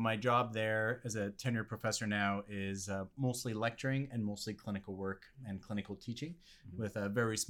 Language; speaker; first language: English; non-native, fluent; French